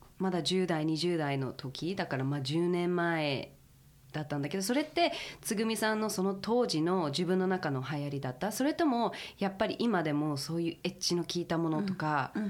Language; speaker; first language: Japanese; early bilingual, heritage; Japanese